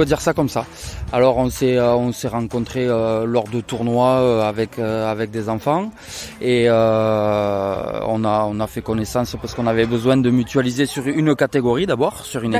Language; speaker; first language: French; native; French